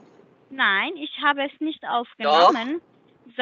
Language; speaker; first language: German; non-native, learner; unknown